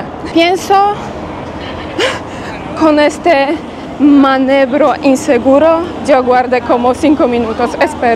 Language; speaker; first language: Spanish; non-native, fluent; Polish